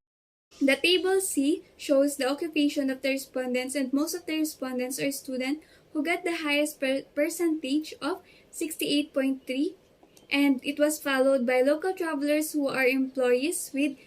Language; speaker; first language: English; non-native, local second language; Filipino